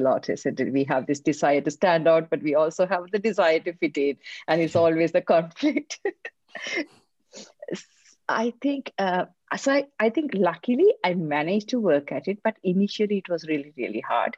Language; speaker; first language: English; non-native, local second language; Tamil